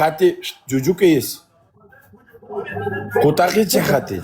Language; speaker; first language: Russian; non-native, learner; Uzbek